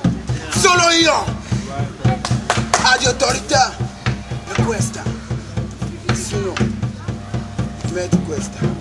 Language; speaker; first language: Italian; non-native, learner; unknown